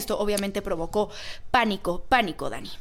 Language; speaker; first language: Spanish; native; Spanish